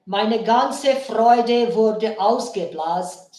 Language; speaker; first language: German; non-native, learner; Bangla